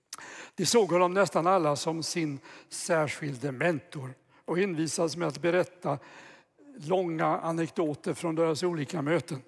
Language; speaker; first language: Swedish; native; Swedish